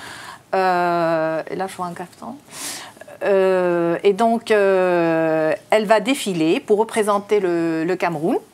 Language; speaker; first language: French; native; French